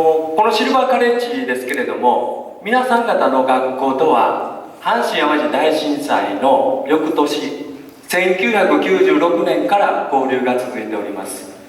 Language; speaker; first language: Japanese; native; Japanese